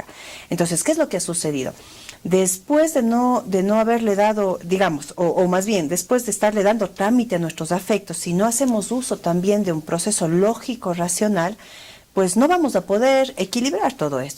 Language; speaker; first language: Spanish; native; Spanish